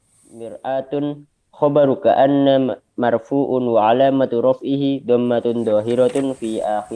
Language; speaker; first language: Arabic; non-native, learner; Indonesian